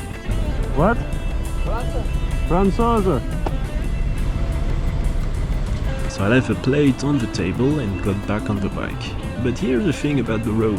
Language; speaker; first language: English; non-native, fluent; French